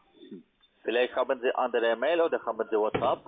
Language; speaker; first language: German; non-native, learner; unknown